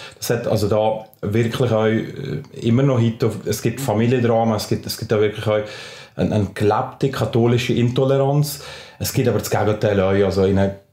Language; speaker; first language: German; native; German